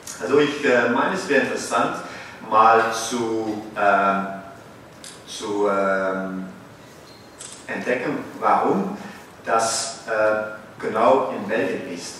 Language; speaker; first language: German; non-native, fluent; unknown